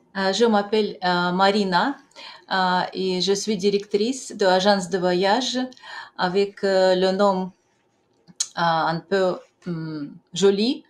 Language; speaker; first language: French; non-native, fluent; Russian